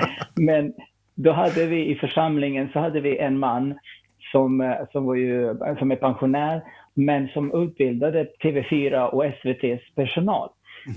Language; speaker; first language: Swedish; non-native, fluent; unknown